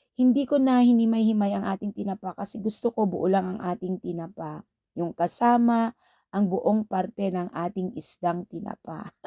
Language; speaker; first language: Filipino; native; Filipino